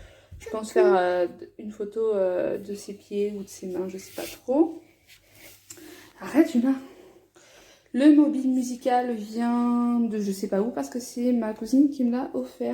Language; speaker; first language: French; native; French